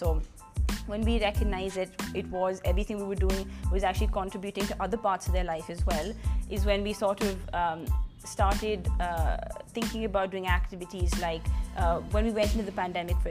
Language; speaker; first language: English; non-native, local second language; Punjabi